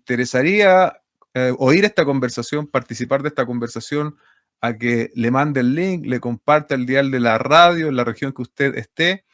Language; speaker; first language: Spanish; native; Spanish